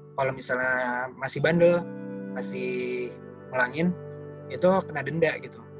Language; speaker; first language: Indonesian; native; Indonesian